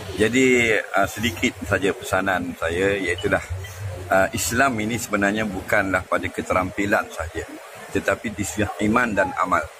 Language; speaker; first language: Malay; native; Malay